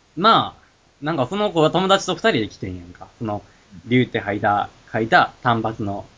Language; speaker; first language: Japanese; native; Japanese